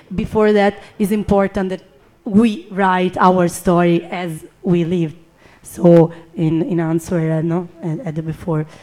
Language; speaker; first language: English; non-native, fluent; Italian